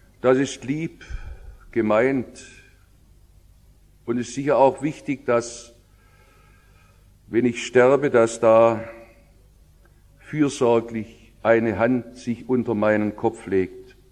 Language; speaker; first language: German; native; German